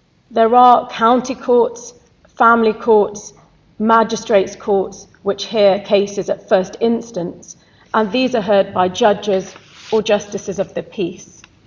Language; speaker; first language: English; native; English